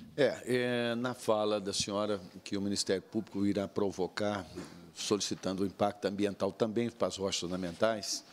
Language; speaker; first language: Portuguese; native; Portuguese